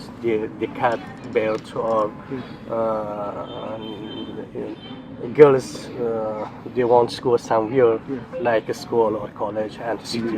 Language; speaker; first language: English; non-native, learner; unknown